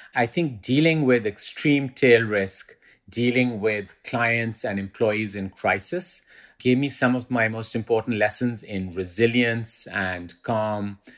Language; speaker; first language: English; non-native, local second language; Urdu